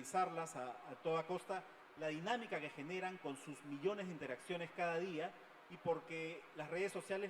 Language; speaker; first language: Spanish; native; Spanish